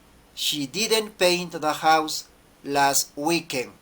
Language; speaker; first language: English; non-native, learner; Spanish